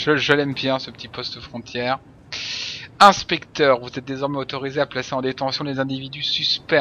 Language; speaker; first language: French; native; French